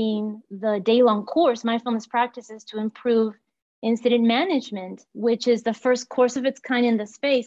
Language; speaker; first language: English; non-native, fluent; Spanish